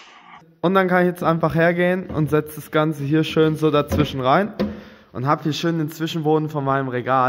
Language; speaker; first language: German; native; German